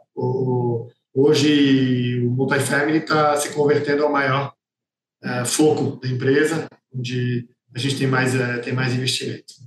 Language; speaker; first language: Portuguese; non-native, fluent; French